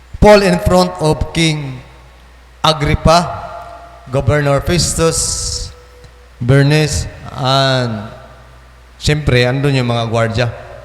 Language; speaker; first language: Filipino; non-native, local second language; Cebuano